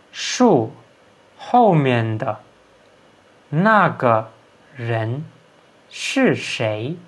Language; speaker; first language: Chinese; non-native, fluent; Turkmen